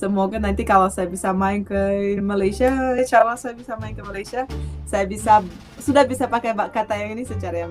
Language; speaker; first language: Indonesian; non-native, fluent; Russian